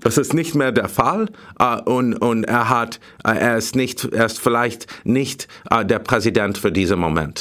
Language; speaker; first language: German; non-native, learner; English